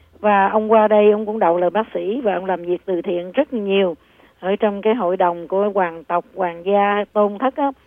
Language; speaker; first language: Vietnamese; native; Vietnamese